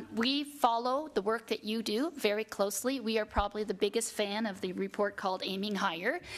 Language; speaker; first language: English; native; English